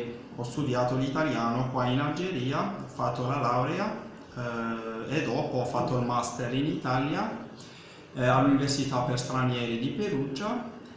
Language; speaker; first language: Italian; non-native, fluent; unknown